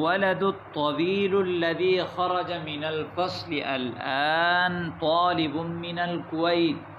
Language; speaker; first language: Arabic; non-native, fluent; Urdu